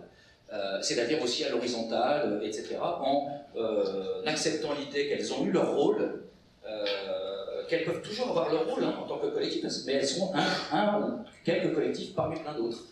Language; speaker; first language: French; native; French